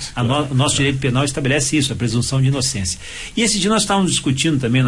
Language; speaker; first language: Portuguese; native; Portuguese